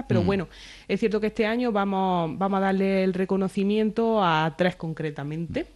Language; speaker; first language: Spanish; native; Spanish